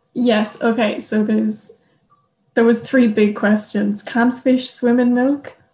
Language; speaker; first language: English; native; English